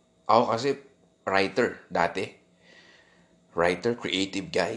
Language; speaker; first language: English; non-native, local second language; Filipino